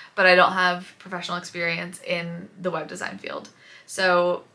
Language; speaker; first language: English; native; English